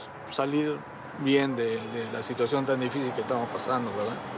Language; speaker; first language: Spanish; native; Spanish